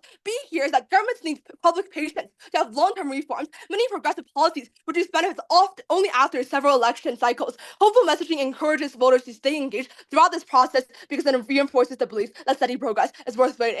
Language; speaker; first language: English; non-native, fluent; Chinese